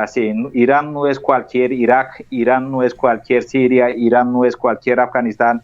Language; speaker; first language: Spanish; non-native, fluent; Turkish